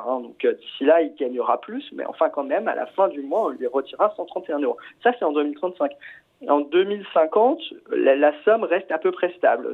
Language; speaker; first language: French; native; French